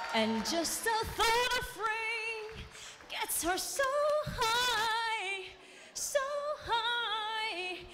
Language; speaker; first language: English; non-native, fluent; Turkish